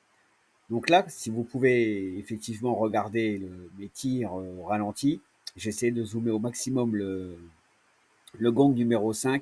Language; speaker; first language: French; native; French